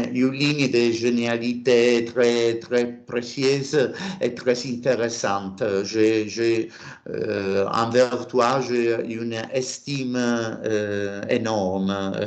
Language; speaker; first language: French; non-native, learner; Italian